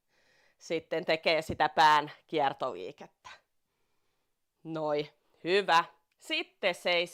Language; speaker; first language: Finnish; native; Finnish